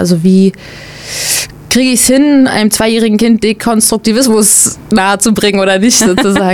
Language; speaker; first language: German; native; German